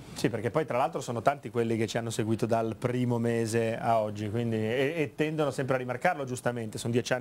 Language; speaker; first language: Italian; native; Italian